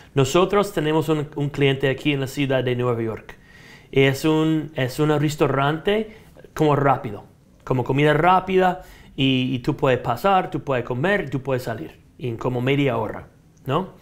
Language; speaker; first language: Spanish; non-native, fluent; English